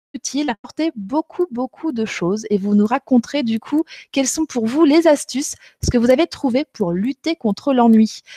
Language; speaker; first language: French; native; French